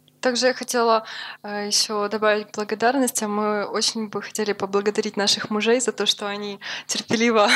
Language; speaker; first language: Russian; native; Russian